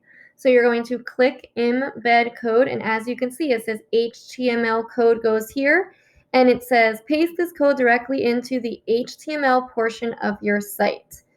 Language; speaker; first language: English; native; English